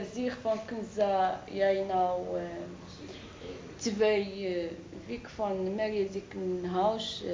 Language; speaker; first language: Dutch; non-native, learner; Arabic